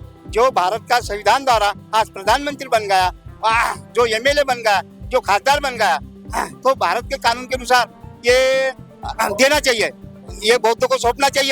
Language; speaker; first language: Hindi; native; Hindi